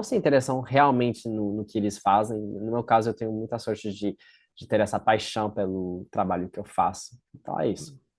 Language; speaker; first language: Portuguese; non-native, fluent; French